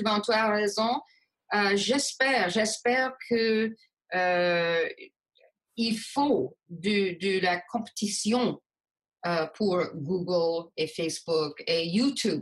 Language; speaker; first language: French; non-native, local second language; English